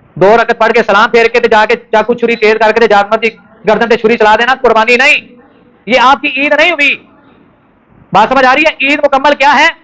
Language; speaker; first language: Urdu; non-native, local second language; Punjabi